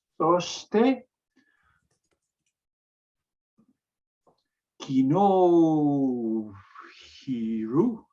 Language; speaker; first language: Japanese; non-native, learner; English